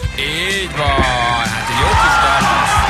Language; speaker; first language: Hungarian; native; Hungarian